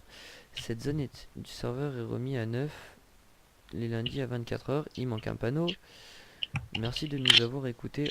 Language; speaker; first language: French; native; French